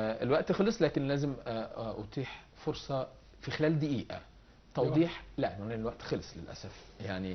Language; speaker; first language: Arabic; native; Arabic